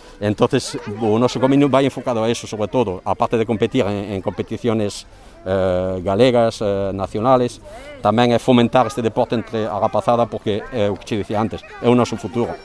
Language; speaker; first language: Galician; non-native, fluent; French